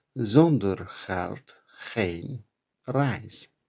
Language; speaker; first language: Dutch; non-native, learner; Turkish